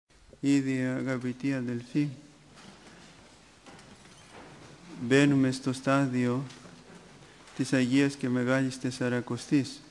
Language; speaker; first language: Greek; native; Greek